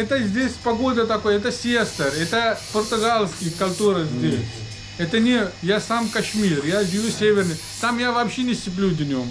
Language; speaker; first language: Russian; non-native, learner; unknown